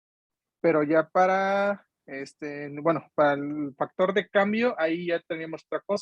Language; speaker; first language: Spanish; native; Spanish